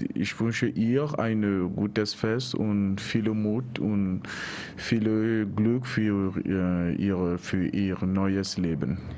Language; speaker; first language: German; non-native, learner; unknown